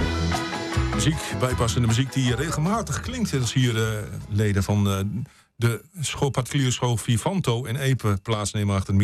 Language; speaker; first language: Dutch; native; Dutch